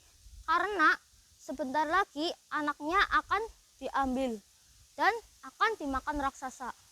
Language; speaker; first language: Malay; non-native, local second language; Javanese